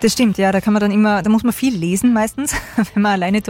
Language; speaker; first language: German; native; German